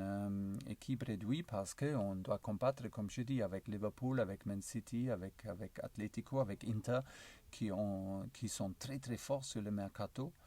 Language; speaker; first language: French; non-native, learner; German